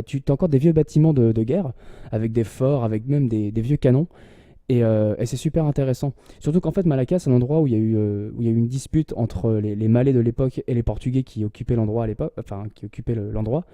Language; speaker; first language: French; native; French